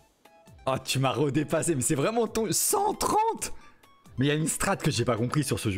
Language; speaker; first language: French; native; French